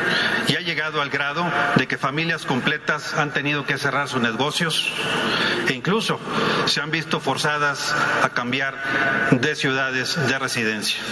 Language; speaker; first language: Spanish; native; Spanish